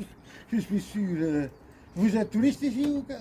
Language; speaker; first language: French; non-native, learner; Dutch